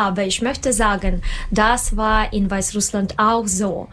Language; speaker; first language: German; non-native, learner; Russian